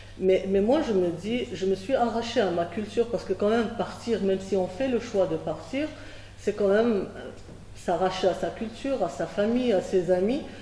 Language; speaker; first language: French; non-native, local second language; Arabic